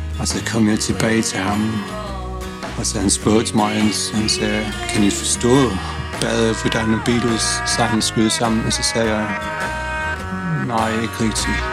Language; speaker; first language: Danish; non-native, fluent; English